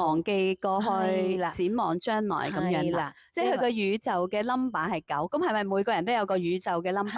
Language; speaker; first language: Cantonese; native; Cantonese